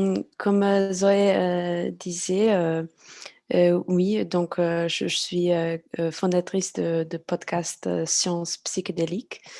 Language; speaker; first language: French; non-native, fluent; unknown